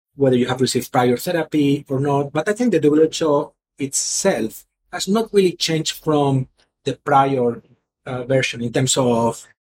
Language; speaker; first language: English; non-native, fluent; Spanish